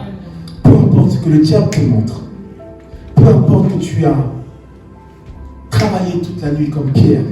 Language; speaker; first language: French; native; French